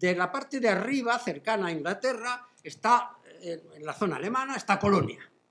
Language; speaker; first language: Spanish; native; Spanish